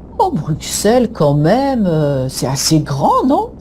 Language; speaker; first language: French; native; French